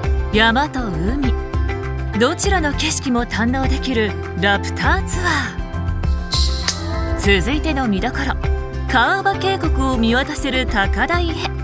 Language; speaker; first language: Japanese; native; Japanese